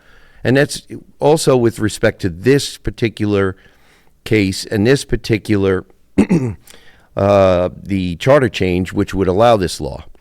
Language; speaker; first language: English; native; English